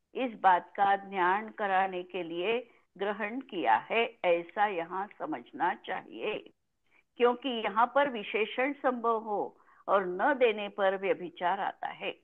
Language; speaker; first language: Hindi; non-native, local second language; Marathi